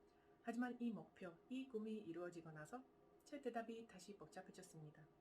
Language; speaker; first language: Korean; non-native, fluent; Czech